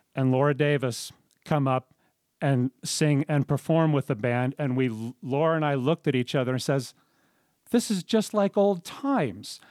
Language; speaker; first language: English; native; English